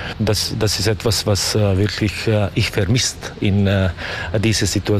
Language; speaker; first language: German; non-native, learner; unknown